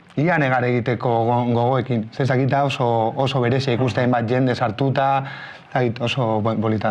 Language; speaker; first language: Basque; non-native, local second language; Spanish